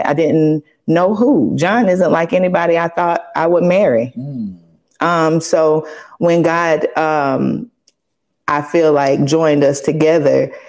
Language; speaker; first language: English; native; English